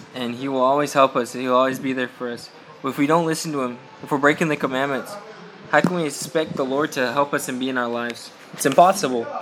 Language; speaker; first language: English; native; English